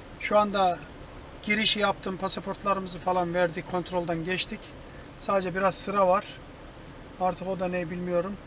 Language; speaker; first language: Turkish; native; Turkish